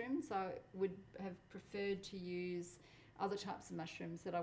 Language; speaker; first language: English; non-native, local second language; Polish